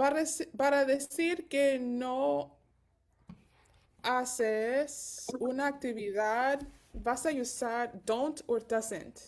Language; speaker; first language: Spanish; early bilingual, heritage; Spanish